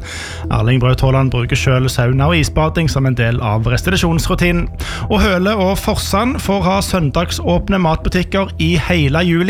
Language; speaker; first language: Norwegian; native; Norwegian